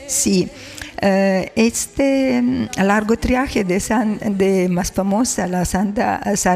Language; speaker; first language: Spanish; non-native, fluent; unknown